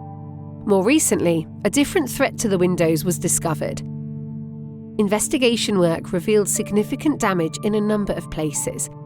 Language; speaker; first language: English; native; English